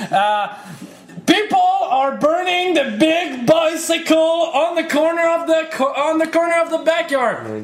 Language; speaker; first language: English; non-native, learner; French